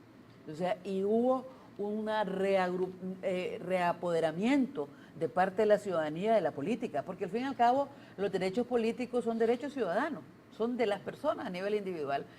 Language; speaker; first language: Spanish; native; Spanish